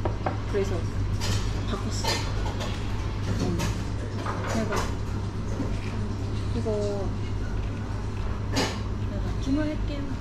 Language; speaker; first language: Korean; non-native, learner; Thai